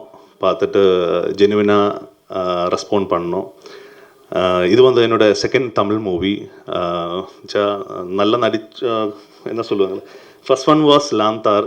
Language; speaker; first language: Tamil; non-native, learner; Malayalam